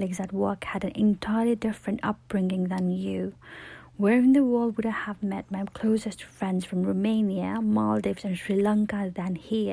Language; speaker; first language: English; non-native, local second language; Nepali